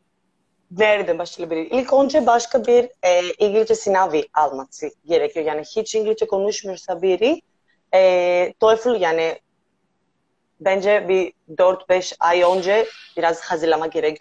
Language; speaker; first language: Turkish; non-native, learner; Greek